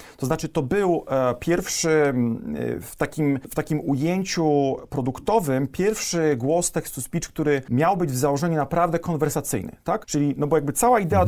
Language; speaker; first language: Polish; native; Polish